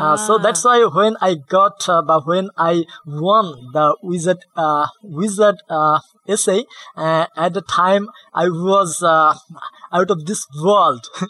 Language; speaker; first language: English; non-native, learner; Bangla